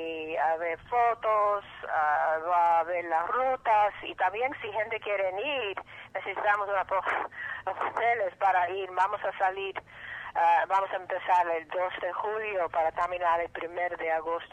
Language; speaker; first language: Spanish; early bilingual, heritage; English